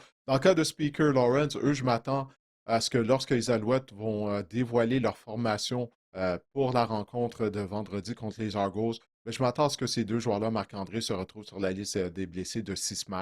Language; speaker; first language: French; native; French